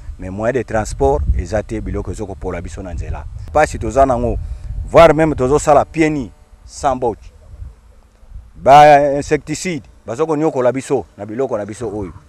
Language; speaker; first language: Lingala; non-native, local second language; Kongo